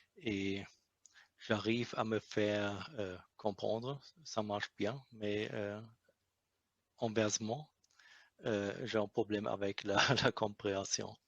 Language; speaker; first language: French; non-native, learner; German